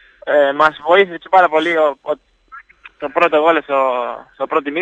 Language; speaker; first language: Greek; non-native, fluent; Italian